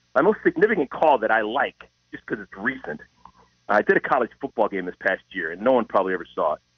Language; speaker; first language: English; native; English